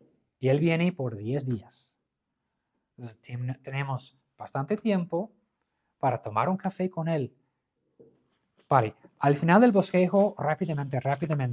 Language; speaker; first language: Spanish; non-native, fluent; English